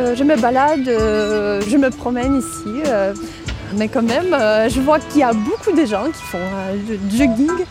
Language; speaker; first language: French; non-native, fluent; Russian